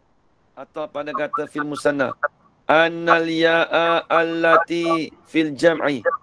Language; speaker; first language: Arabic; non-native, fluent; Malay